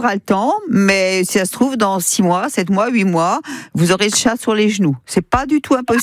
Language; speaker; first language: French; native; French